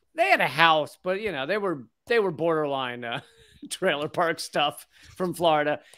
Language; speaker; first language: English; native; English